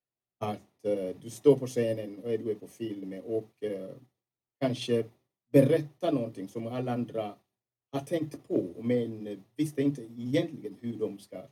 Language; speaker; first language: Swedish; non-native, fluent; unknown